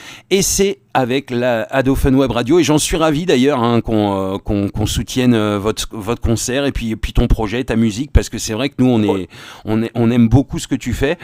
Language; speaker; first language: French; native; French